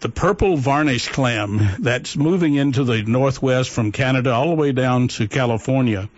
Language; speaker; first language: English; native; English